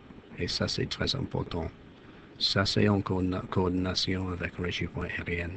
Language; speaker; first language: French; non-native, fluent; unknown